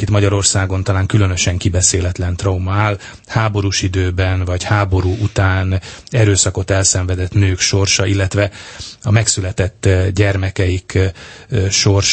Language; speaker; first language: Hungarian; native; Hungarian